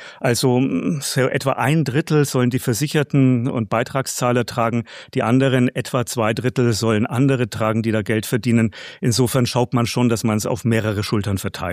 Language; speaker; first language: German; native; German